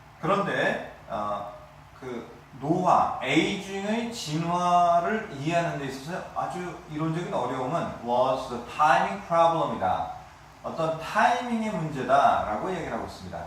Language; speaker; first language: Korean; native; Korean